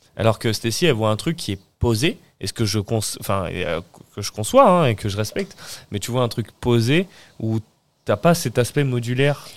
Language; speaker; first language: French; early bilingual, other home language; Portuguese